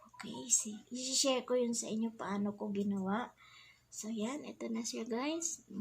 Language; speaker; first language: Filipino; non-native, local second language; Bikol